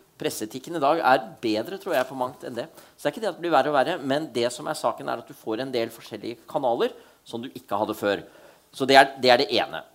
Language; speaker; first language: Norwegian; native; Norwegian